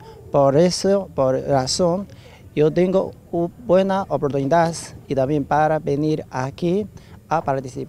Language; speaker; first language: Spanish; non-native, fluent; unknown